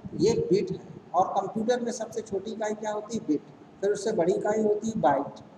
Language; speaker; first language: Hindi; native; Hindi